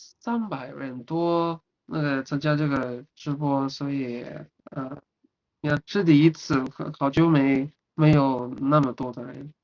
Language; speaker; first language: Chinese; non-native, learner; Arabic